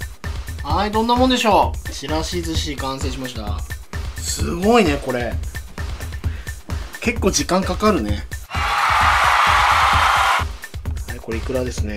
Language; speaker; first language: Japanese; native; Japanese